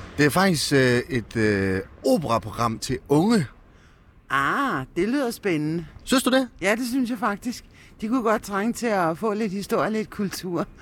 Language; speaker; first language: Danish; native; Danish